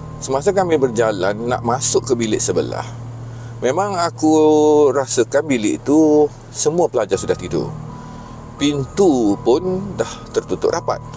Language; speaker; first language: Malay; native; Malay